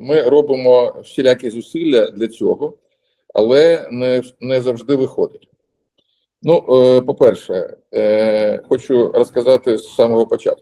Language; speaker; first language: Ukrainian; non-native, local second language; Russian